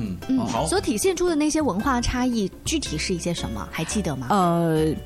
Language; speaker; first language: Chinese; native; Chinese